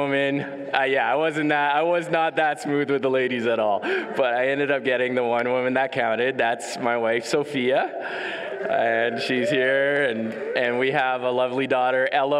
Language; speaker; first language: English; native; English